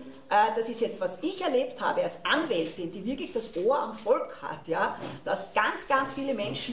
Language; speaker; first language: German; native; German